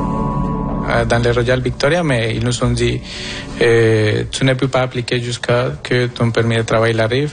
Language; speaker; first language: French; non-native, fluent; Spanish